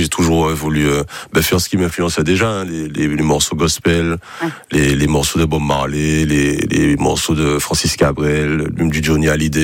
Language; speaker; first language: French; native; French